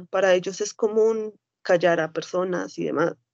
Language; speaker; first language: Spanish; native; Spanish